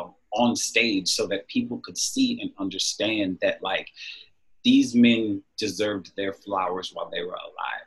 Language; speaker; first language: English; native; English